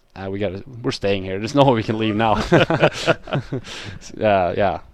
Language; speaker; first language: English; non-native, fluent; Swedish